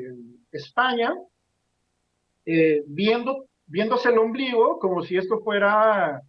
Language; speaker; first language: Spanish; native; Spanish